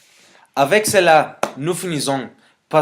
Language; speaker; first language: French; non-native, learner; Spanish